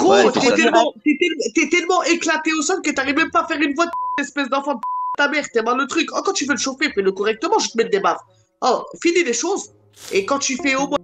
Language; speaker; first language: French; native; French